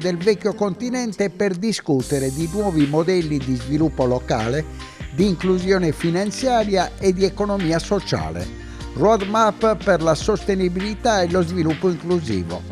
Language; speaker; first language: Italian; native; Italian